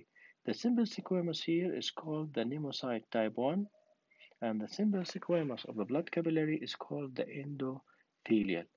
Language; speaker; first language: English; non-native, fluent; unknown